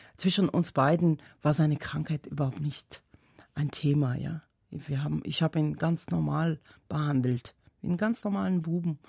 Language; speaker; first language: German; non-native, fluent; Tajik